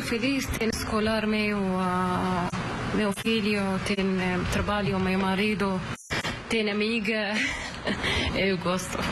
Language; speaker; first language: Portuguese; non-native, learner; Arabic